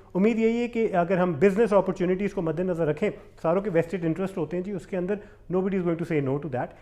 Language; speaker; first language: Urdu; non-native, local second language; Pashto